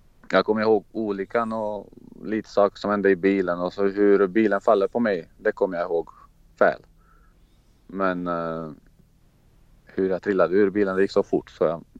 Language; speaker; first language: Swedish; non-native, fluent; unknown